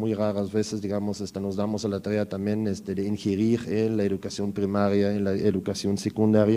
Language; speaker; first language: Spanish; native; Spanish